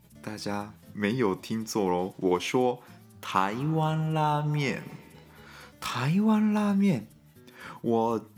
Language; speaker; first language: Chinese; non-native, fluent; Japanese